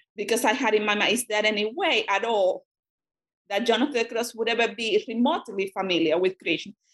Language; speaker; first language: English; non-native, fluent; Spanish